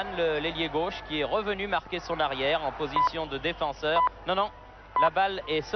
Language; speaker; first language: French; native; French